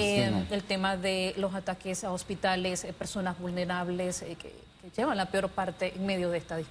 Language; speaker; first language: Spanish; native; Spanish